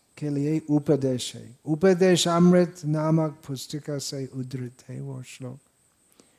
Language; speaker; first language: Hindi; non-native, fluent; English